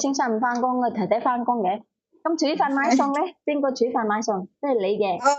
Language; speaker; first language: Cantonese; native; Cantonese